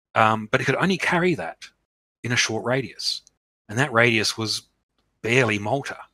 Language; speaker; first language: English; native; English